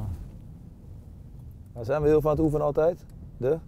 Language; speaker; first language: Dutch; native; Dutch